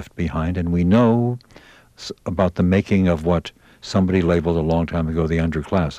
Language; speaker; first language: English; native; English